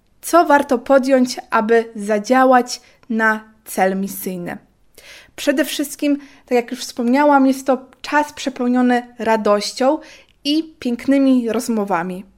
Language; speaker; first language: Polish; native; Polish